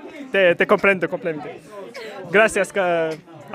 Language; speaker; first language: Spanish; non-native, learner; Arabic